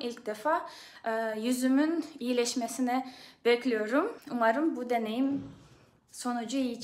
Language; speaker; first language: Turkish; non-native, fluent; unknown